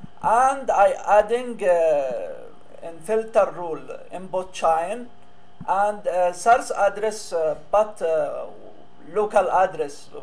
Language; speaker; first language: English; non-native, learner; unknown